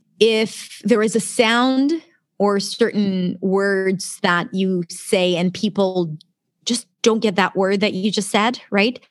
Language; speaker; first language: English; non-native, fluent; Hebrew